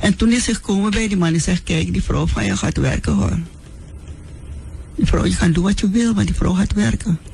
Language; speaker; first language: Dutch; non-native, local second language; Sranan Tongo